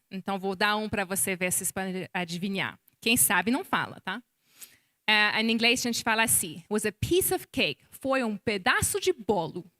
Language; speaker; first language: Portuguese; non-native, fluent; English